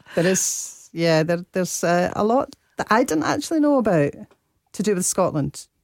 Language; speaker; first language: English; native; English